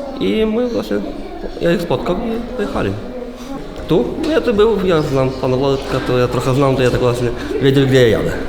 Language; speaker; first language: Polish; non-native, learner; Ukrainian